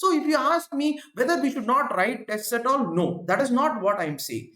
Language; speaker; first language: English; non-native, local second language; Tamil